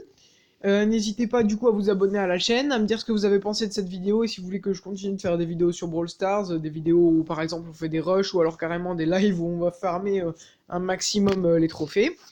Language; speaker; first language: French; native; French